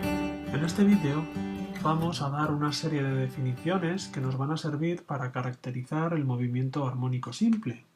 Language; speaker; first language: Spanish; native; Spanish